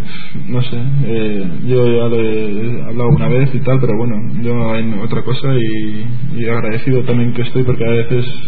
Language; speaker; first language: Spanish; native; Spanish